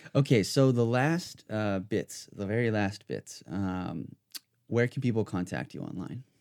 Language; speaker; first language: English; native; English